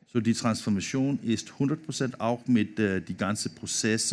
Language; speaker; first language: German; non-native, learner; Danish